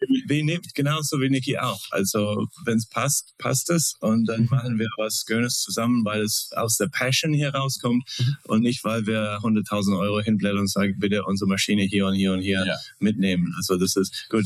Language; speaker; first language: German; non-native, fluent; English